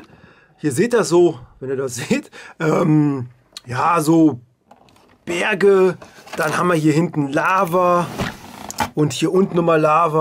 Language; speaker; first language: German; native; German